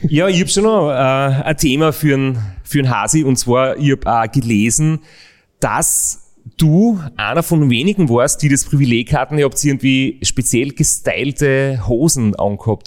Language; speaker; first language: German; native; German